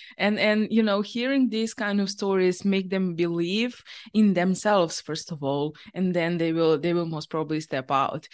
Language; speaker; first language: English; non-native, fluent; Serbian